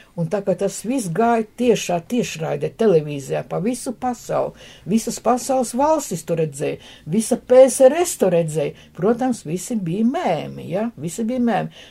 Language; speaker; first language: Latvian; non-native, local second language; Russian